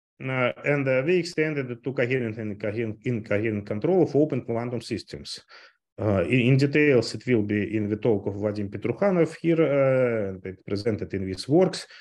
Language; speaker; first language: English; non-native, fluent; Russian